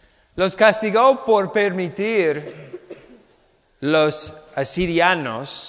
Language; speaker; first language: Spanish; non-native, fluent; English